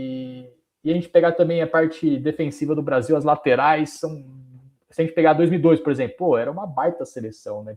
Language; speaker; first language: Portuguese; native; Portuguese